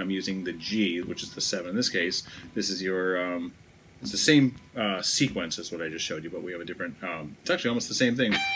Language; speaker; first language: English; native; English